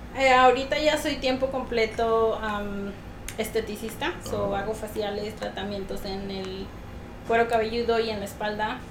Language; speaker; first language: Spanish; native; Spanish